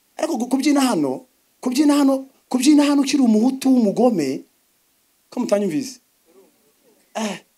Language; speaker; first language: Kinyarwanda; early bilingual, heritage; Kinyarwanda